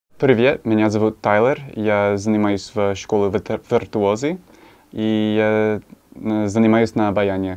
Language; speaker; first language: Russian; non-native, learner; English